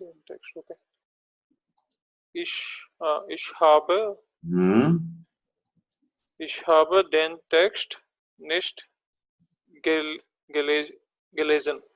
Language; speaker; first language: German; non-native, learner; Telugu